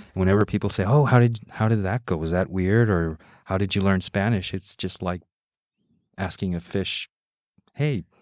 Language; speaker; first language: English; early bilingual, heritage; English